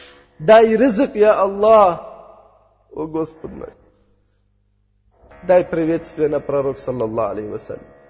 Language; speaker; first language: Russian; non-native, learner; Uzbek